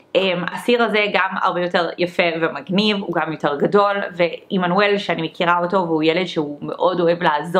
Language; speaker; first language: Hebrew; early bilingual, other home language; English